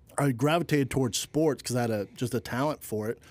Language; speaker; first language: English; native; English